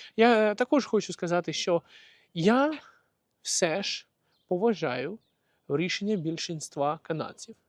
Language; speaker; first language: Ukrainian; native; Ukrainian